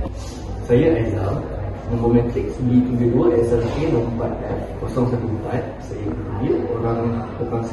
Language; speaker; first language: Malay; native; Malay